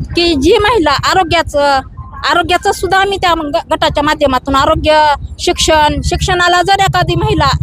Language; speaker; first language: Marathi; native; Marathi